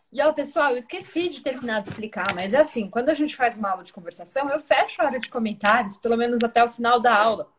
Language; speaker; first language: Portuguese; native; Portuguese